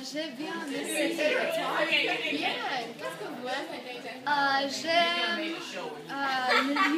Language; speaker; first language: French; non-native, learner; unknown